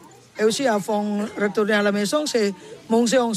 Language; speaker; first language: French; non-native, learner; Balinese